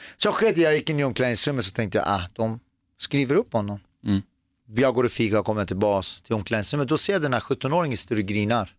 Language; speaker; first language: Swedish; early bilingual, other home language; Persian